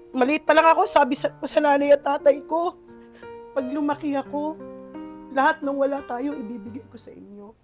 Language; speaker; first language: Filipino; non-native, local second language; Cebuano